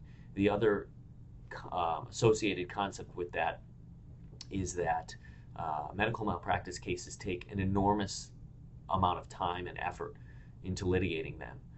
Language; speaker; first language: English; native; English